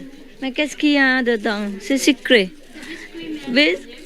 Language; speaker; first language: French; non-native, learner; Vietnamese